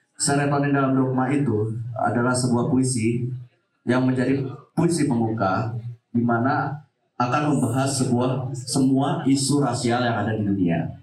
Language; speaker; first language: Indonesian; native; Indonesian